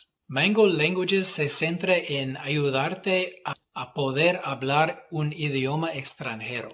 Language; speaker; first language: Spanish; non-native, fluent; English